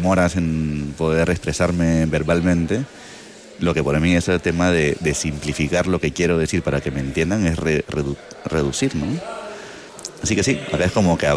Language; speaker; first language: Spanish; native; Spanish